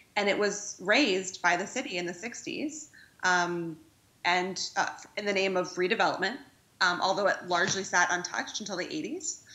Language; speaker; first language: English; native; English